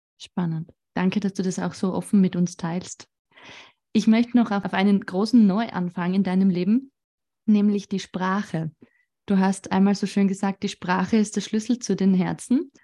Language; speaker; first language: German; native; German